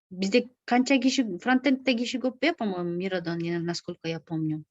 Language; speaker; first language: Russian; non-native, local second language; Kyrgyz